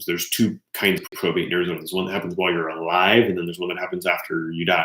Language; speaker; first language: English; native; English